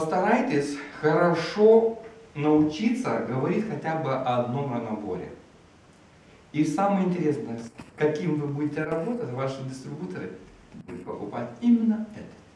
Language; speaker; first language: Russian; non-native, fluent; Lithuanian